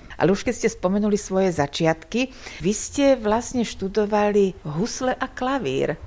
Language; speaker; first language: Slovak; native; Slovak